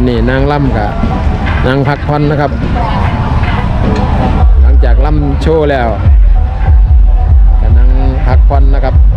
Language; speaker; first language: Thai; non-native, local second language; Northeastern Thai